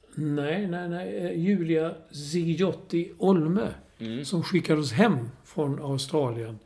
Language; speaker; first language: Swedish; native; Swedish